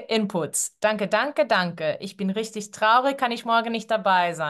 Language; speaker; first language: German; non-native, fluent; Spanish